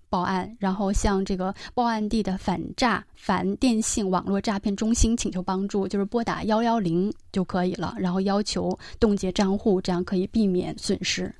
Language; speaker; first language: Chinese; native; Chinese